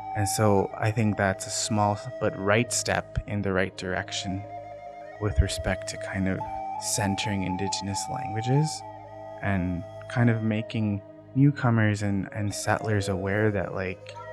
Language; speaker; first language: English; native; English